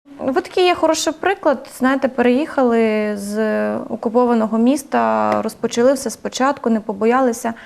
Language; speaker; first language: Ukrainian; native; Ukrainian